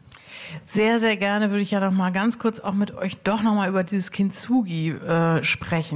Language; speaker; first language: German; native; German